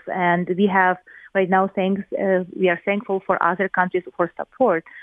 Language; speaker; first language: English; non-native, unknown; Ukrainian